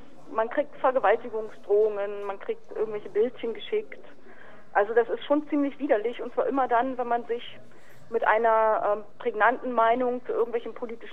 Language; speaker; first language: German; native; German